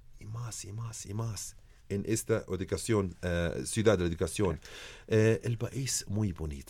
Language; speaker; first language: Spanish; non-native, learner; Arabic